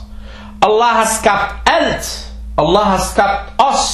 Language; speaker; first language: Danish; early bilingual, other home language; Arabic